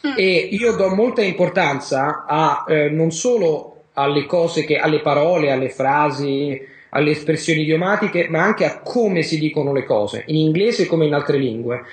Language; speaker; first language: Italian; native; Italian